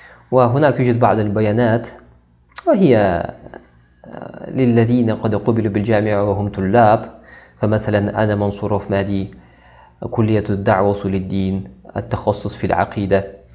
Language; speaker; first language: Arabic; non-native, fluent; Kazakh